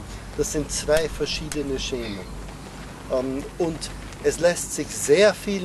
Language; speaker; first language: German; non-native, fluent; English